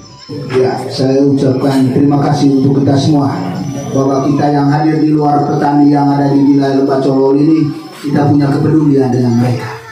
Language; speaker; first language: Indonesian; non-native, local second language; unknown